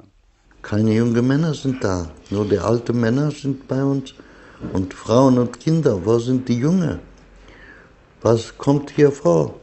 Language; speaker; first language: German; non-native, fluent; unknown